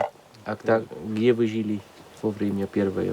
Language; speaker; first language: Russian; non-native, fluent; Dutch